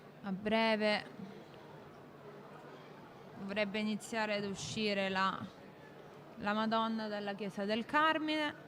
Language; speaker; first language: Italian; native; Italian